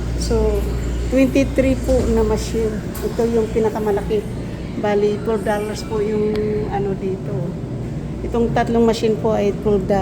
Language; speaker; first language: Filipino; non-native, local second language; Cebuano